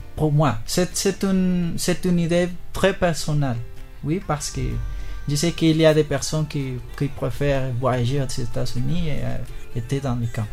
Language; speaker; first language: French; non-native, learner; Spanish